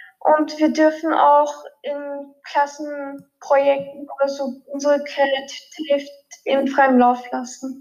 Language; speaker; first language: German; early bilingual, other home language; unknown